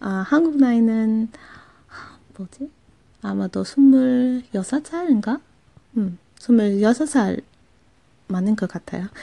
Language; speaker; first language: Korean; non-native, fluent; English